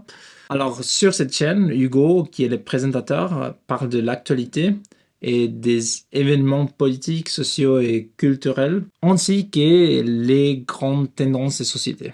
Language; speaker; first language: French; non-native, learner; Spanish